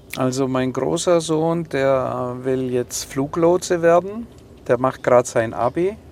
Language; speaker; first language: German; non-native, fluent; Greek